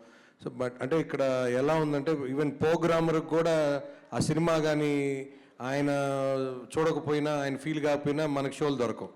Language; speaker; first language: Telugu; native; Telugu